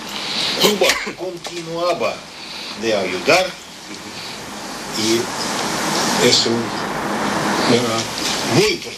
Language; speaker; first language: Spanish; non-native, learner; Russian